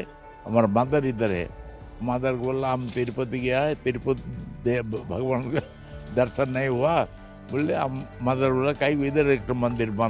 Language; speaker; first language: Hindi; non-native, local second language; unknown